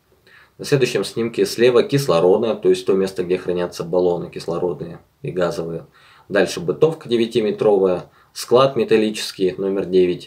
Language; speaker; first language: Russian; native; Russian